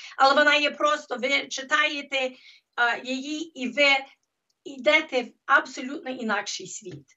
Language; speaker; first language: Ukrainian; early bilingual, heritage; Ukrainian